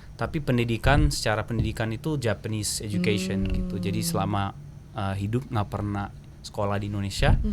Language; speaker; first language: Indonesian; early bilingual, heritage; Japanese